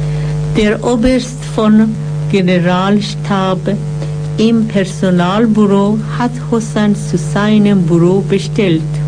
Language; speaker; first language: German; non-native, fluent; Persian